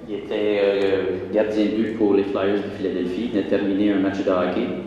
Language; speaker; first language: French; native; French